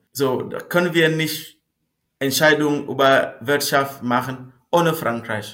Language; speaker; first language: German; non-native, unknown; Northern Sotho